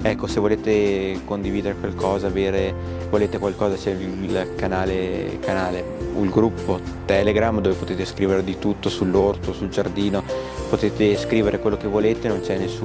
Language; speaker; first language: Italian; native; Italian